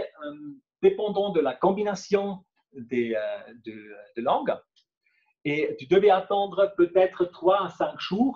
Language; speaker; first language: French; non-native, local second language; German